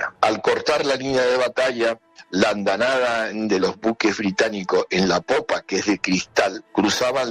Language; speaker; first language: Spanish; native; Spanish